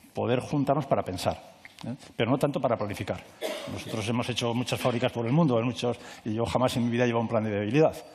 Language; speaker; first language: Spanish; native; Spanish